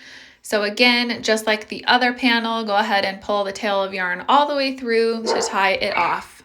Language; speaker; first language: English; native; English